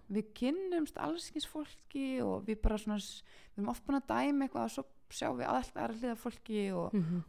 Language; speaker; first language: Icelandic; early bilingual, heritage; Icelandic